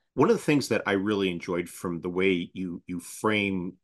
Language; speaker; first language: English; native; English